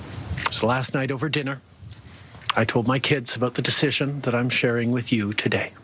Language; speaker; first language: English; native; English